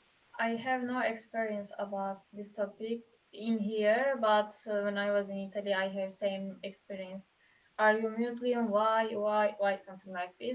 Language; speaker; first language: English; non-native, learner; Turkish